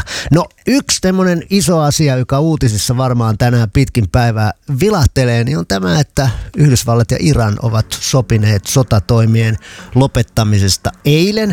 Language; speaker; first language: Finnish; native; Finnish